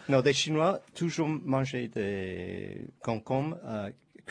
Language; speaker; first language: French; non-native, learner; Chinese